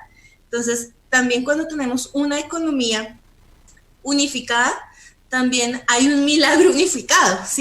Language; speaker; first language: Spanish; native; Spanish